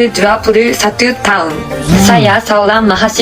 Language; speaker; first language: Indonesian; non-native, learner; Japanese